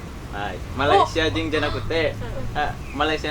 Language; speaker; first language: Japanese; non-native, learner; Indonesian